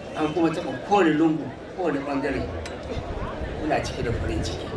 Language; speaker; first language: Hausa; native; Hausa